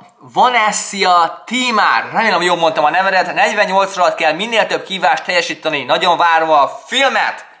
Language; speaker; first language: Hungarian; native; Hungarian